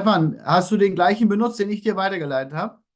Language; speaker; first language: German; native; German